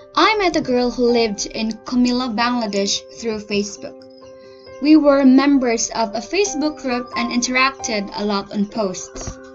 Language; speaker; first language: English; non-native, local second language; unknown